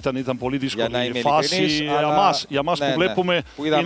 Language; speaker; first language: Greek; non-native, fluent; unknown